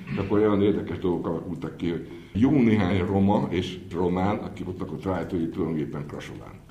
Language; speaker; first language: Hungarian; native; Hungarian